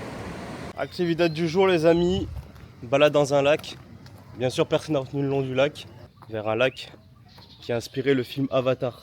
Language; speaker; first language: French; native; French